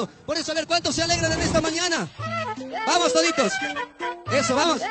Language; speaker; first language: Spanish; native; Spanish